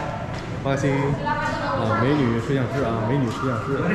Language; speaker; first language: Chinese; native; Chinese